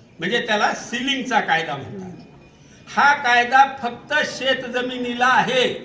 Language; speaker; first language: Marathi; non-native, local second language; Urdu